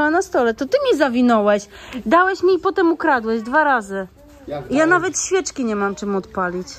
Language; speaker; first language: Polish; native; Polish